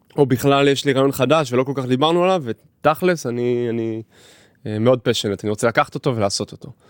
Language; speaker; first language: Hebrew; native; Hebrew